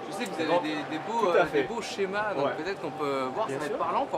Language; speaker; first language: French; native; French